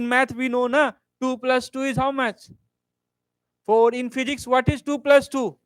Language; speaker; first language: English; non-native, local second language; Hindi